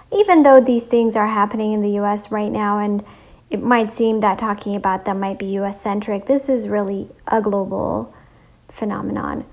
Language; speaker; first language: English; early bilingual, other home language; Amharic